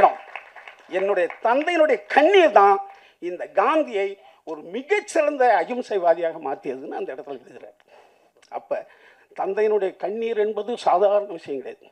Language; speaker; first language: Tamil; native; Tamil